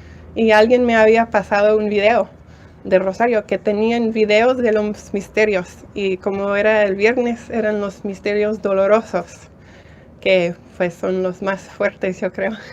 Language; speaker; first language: Spanish; non-native, fluent; English